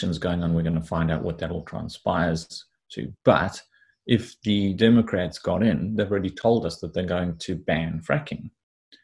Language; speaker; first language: English; native; English